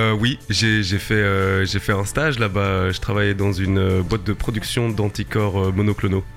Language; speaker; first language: French; native; French